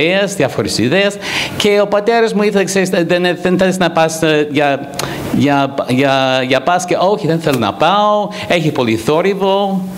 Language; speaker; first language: Greek; non-native, fluent; English